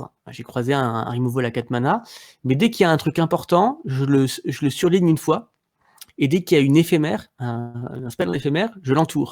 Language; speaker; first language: French; native; French